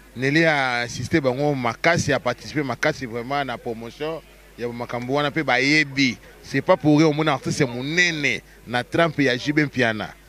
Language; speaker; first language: Lingala; native; Lingala